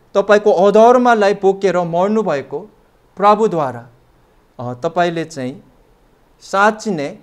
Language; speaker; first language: Nepali; non-native, fluent; Korean